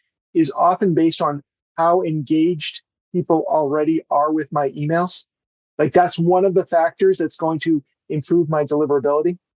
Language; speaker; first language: English; native; English